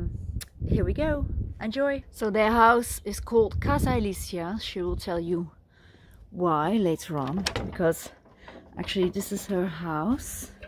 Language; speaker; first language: English; non-native, fluent; Dutch